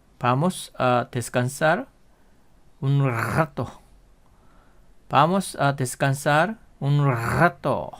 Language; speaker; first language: Spanish; non-native, fluent; Korean